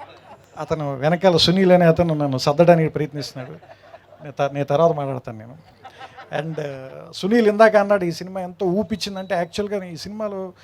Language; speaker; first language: Telugu; native; Telugu